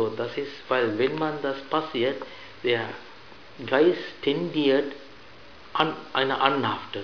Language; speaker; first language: German; non-native, fluent; Sinhala